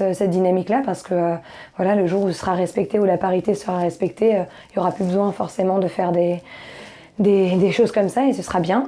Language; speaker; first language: French; native; French